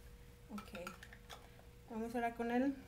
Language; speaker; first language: Spanish; early bilingual, heritage; Spanish